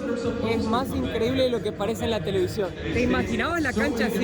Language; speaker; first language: Spanish; native; Spanish